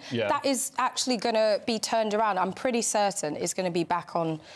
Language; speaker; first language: English; native; English